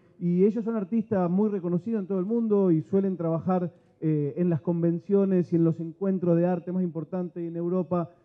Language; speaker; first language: Spanish; native; Spanish